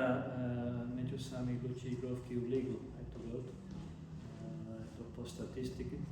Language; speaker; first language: Russian; non-native, learner; Serbian